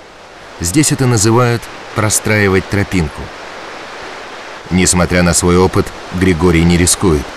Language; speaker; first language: Russian; native; Russian